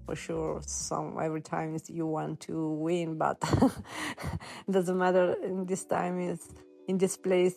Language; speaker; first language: English; non-native, learner; Italian